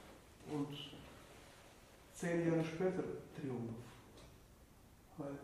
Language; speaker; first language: German; non-native, fluent; Russian